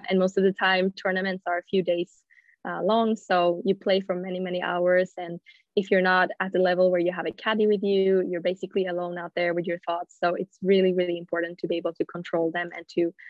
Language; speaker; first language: English; non-native, fluent; Swedish